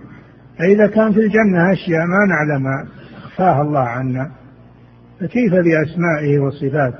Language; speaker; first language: Arabic; native; Arabic